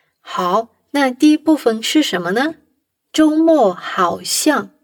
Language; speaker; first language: Chinese; non-native, fluent; Portuguese